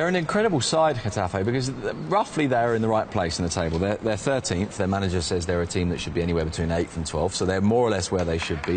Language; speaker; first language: English; native; English